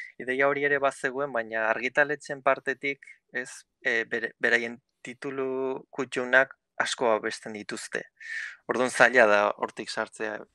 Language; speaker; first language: Basque; native; Basque